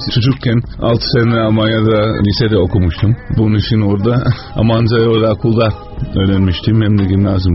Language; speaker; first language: Turkish; non-native, fluent; Dutch